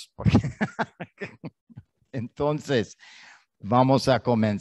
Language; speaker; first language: Spanish; non-native, learner; English